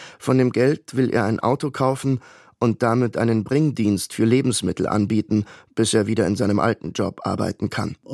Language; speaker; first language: German; native; German